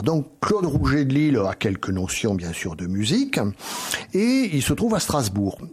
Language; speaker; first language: French; native; French